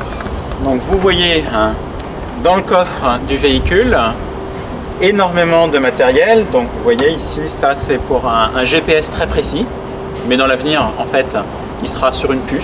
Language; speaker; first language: French; native; French